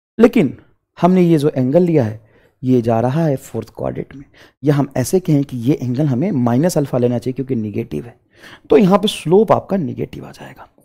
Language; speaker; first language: Hindi; native; Hindi